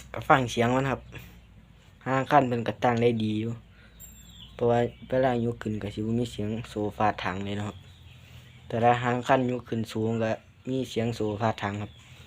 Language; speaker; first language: Thai; native; Thai